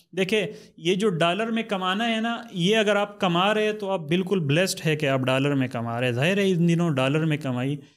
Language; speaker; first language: Urdu; non-native, local second language; Pashto